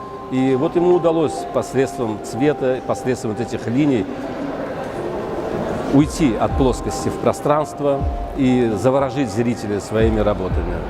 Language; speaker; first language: Russian; native; Russian